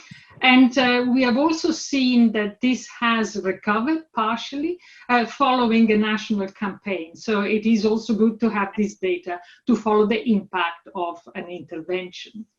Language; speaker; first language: English; non-native, fluent; Italian